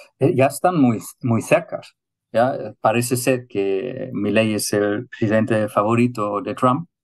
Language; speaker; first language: Spanish; non-native, fluent; German